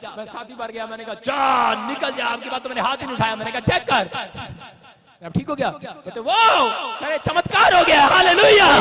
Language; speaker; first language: Hindi; non-native, local second language; Punjabi